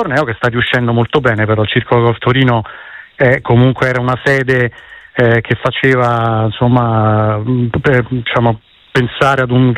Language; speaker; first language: Italian; native; Italian